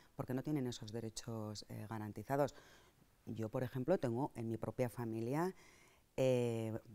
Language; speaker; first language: Spanish; native; Spanish